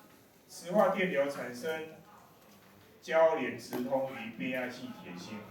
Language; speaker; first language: Chinese; native; Chinese